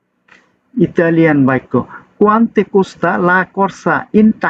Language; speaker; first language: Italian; non-native, learner; Bangla